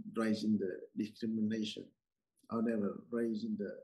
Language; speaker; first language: English; non-native, learner; Vietnamese